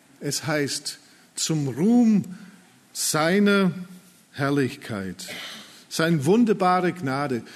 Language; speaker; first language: German; non-native, fluent; English